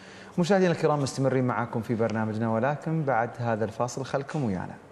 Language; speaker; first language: Arabic; native; Arabic